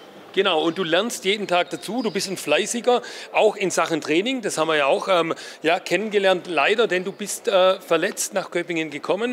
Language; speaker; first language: German; native; German